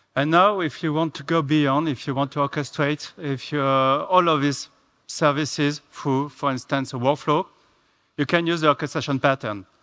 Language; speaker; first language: English; non-native, fluent; French